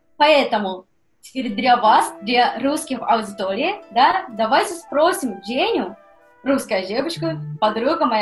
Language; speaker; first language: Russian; non-native, fluent; Japanese